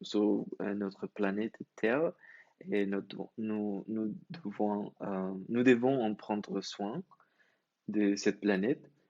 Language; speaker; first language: French; non-native, learner; Spanish